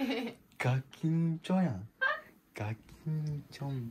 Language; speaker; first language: Japanese; native; Japanese